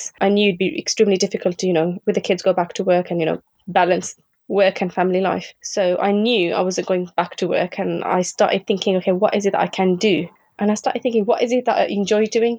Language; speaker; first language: English; native; English